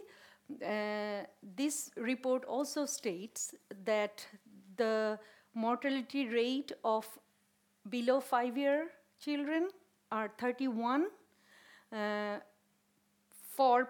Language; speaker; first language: English; non-native, local second language; Bangla